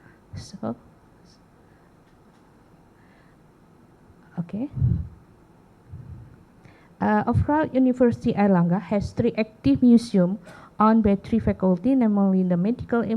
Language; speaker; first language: English; non-native, learner; Indonesian